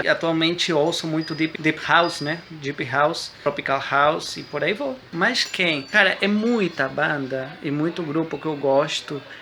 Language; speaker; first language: Portuguese; early bilingual, other home language; Spanish